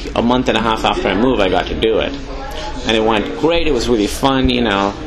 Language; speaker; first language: English; non-native, local second language; Urdu